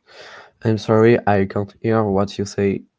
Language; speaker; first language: English; non-native, learner; French